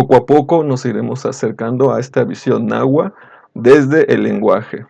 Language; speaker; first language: Spanish; native; Spanish